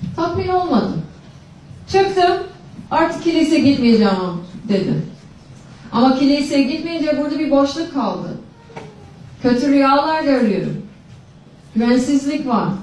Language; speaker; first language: Turkish; non-native, fluent; English